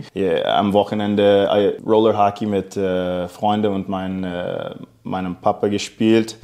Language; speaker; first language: German; non-native, fluent; English